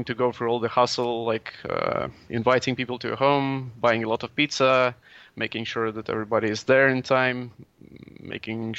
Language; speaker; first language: English; non-native, fluent; Latvian